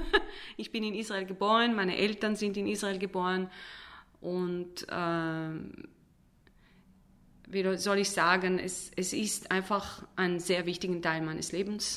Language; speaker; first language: German; non-native, fluent; Hebrew